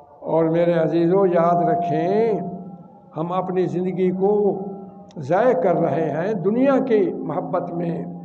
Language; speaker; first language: Urdu; non-native, local second language; Saraiki